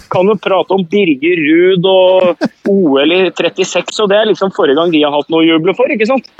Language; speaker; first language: Norwegian; native; Norwegian